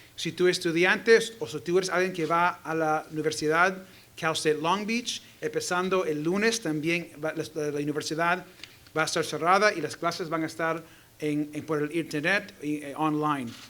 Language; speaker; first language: Spanish; early bilingual, heritage; Spanish